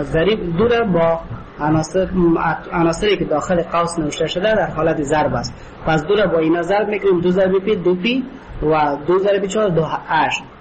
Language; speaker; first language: Persian; native; Persian